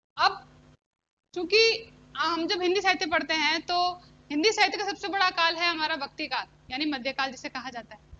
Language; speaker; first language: Hindi; native; Hindi